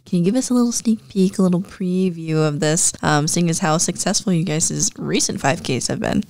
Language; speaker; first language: English; native; English